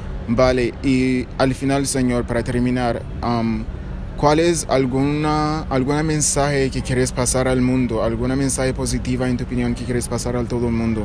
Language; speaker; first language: Spanish; non-native, fluent; English